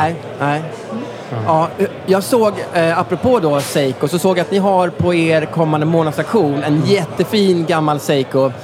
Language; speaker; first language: Swedish; native; Swedish